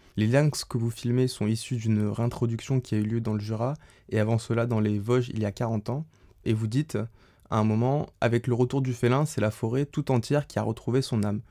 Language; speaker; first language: French; native; French